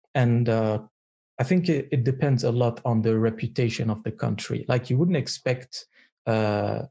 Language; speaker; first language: English; non-native, fluent; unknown